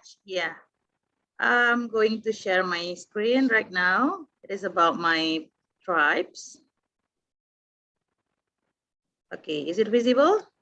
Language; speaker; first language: English; non-native, fluent; Indonesian